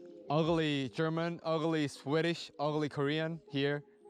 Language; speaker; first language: English; non-native, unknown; Korean